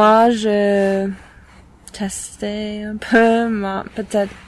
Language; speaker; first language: French; non-native, learner; English